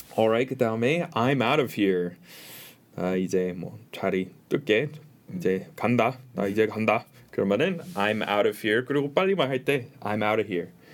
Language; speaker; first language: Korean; non-native, fluent; English